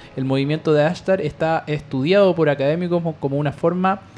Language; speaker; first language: Spanish; non-native, fluent; English